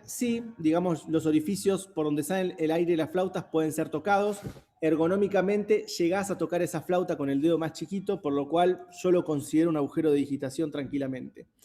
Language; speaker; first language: Spanish; native; Spanish